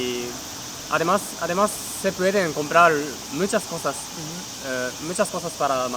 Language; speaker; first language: Spanish; non-native, learner; Japanese